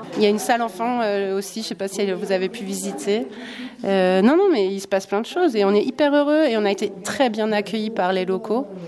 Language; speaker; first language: French; native; French